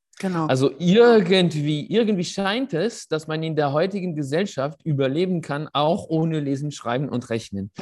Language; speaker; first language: German; non-native, fluent; French